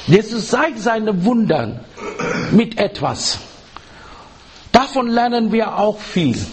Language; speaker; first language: German; non-native, learner; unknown